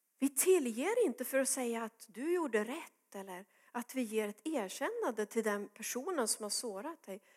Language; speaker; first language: Swedish; native; Swedish